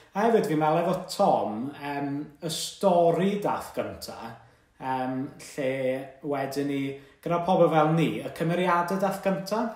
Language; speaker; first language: Welsh; native; Welsh